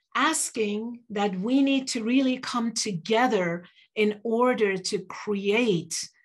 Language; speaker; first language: English; early bilingual, other home language; Persian